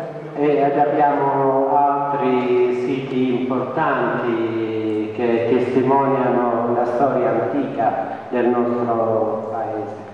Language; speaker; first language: Italian; non-native, fluent; Central Kurdish